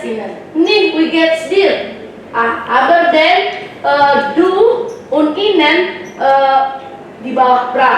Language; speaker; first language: German; non-native, learner; Indonesian